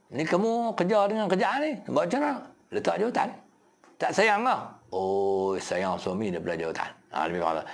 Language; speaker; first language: Malay; native; Malay